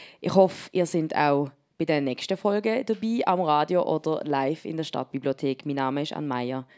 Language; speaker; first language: German; native; German